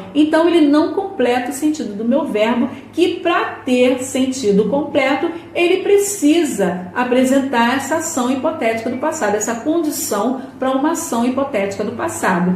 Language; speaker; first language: Portuguese; native; Portuguese